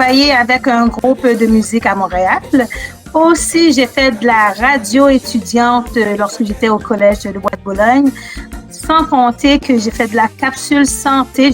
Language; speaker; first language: French; native; French